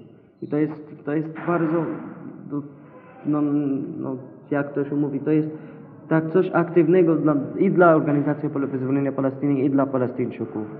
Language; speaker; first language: Polish; non-native, fluent; Arabic